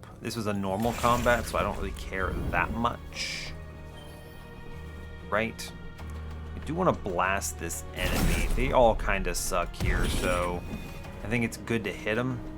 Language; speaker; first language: English; native; English